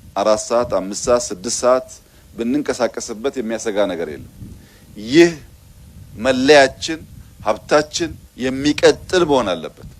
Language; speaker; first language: Amharic; non-native, local second language; Oromo